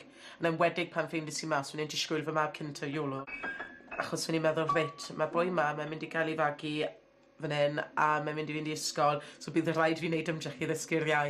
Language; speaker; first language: Welsh; non-native, fluent; English